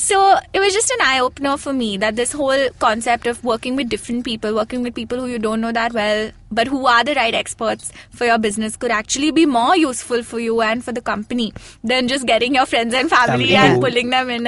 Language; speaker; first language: English; non-native, local second language; Hindi